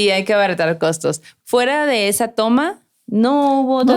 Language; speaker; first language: Spanish; native; Spanish